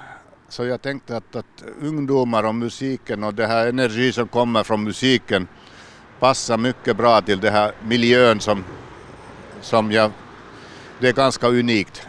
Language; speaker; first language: Swedish; non-native, local second language; Finnish